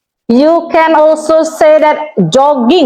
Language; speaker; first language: English; non-native, learner; Indonesian